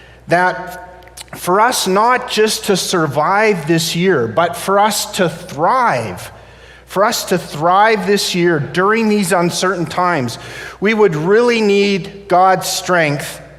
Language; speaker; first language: English; native; English